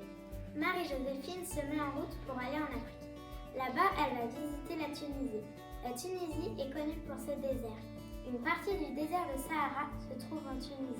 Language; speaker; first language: French; non-native, learner; Turkish